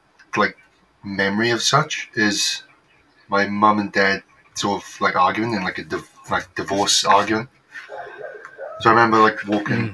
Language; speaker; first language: English; native; English